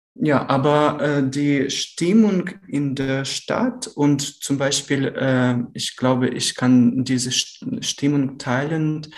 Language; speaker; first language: German; non-native, learner; Ukrainian